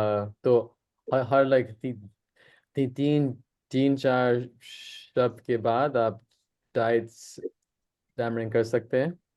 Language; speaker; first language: Hindi; non-native, local second language; English